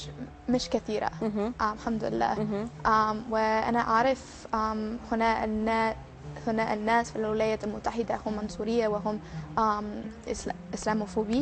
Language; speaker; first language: Arabic; early bilingual, heritage; English